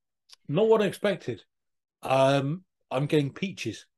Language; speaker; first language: English; native; English